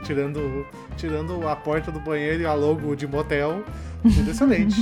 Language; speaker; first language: Portuguese; native; Portuguese